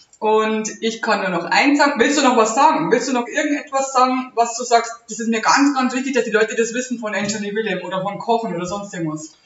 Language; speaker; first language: German; native; German